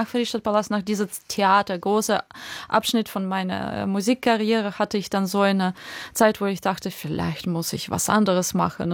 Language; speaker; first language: German; non-native, fluent; Ukrainian